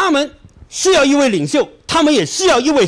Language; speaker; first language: Chinese; native; Chinese